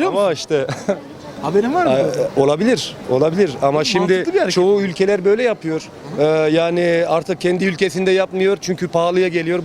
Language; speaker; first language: Turkish; early bilingual, heritage; Turkish